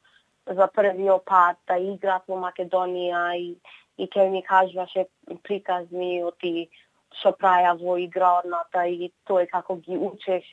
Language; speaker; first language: Macedonian; early bilingual, heritage; Macedonian